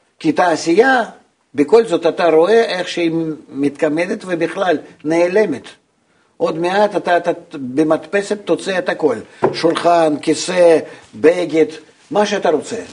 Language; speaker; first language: Hebrew; non-native, fluent; Russian